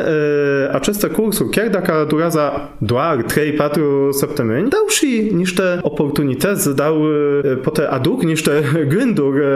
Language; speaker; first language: Romanian; non-native, fluent; Polish